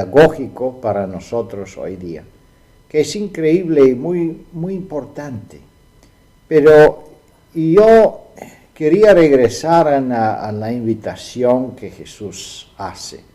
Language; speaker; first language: Spanish; non-native, fluent; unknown